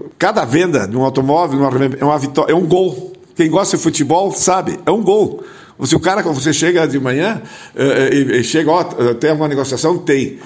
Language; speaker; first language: Portuguese; non-native, local second language; German